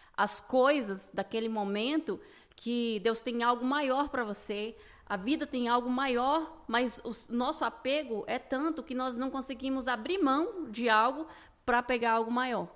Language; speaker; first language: Portuguese; native; Portuguese